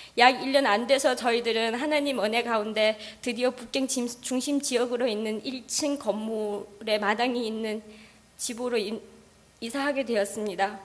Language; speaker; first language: Korean; native; Korean